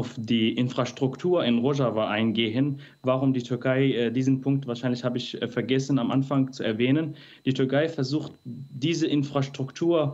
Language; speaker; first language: German; non-native, fluent; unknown